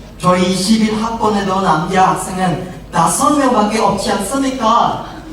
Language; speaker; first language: Korean; non-native, fluent; Indonesian